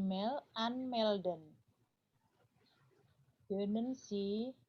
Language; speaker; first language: German; non-native, learner; Indonesian